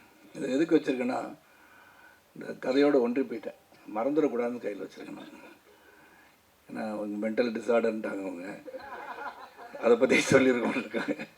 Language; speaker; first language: Tamil; native; Tamil